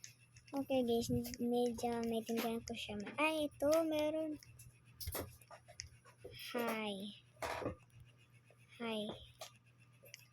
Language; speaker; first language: Filipino; non-native, local second language; Cebuano